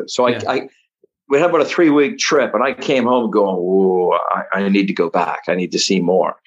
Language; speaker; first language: English; native; English